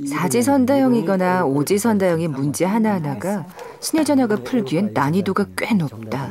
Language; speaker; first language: Korean; native; Korean